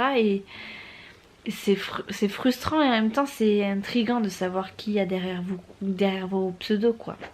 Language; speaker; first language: French; native; French